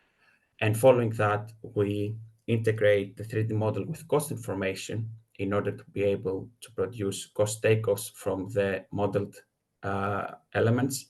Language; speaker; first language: English; non-native, fluent; Greek